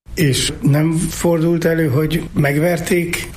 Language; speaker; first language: Hungarian; native; Hungarian